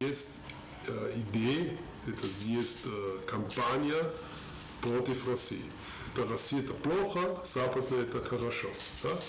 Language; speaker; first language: Russian; non-native, learner; German